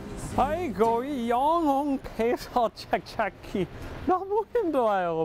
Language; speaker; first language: Korean; non-native, fluent; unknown